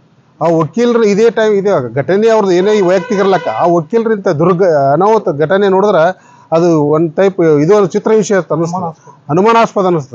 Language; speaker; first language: Kannada; native; Kannada